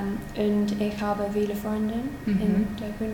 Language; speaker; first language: German; non-native, learner; English